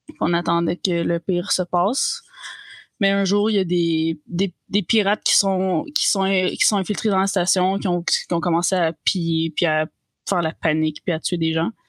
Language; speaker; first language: French; native; French